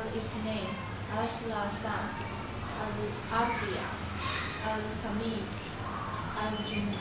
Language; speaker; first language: Arabic; non-native, learner; Chinese